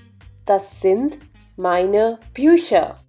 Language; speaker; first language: German; non-native, fluent; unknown